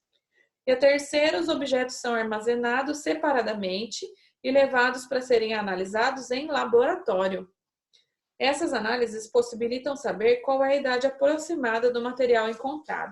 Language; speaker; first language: Portuguese; native; Portuguese